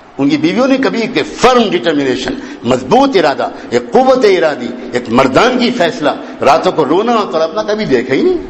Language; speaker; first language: Urdu; native; Urdu